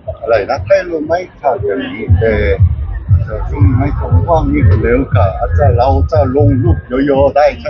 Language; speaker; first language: Thai; non-native, fluent; Korean